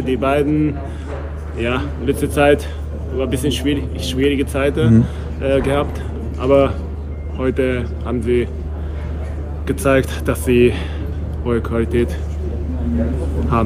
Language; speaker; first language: German; non-native, learner; Japanese